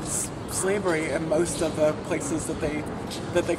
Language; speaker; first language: English; native; English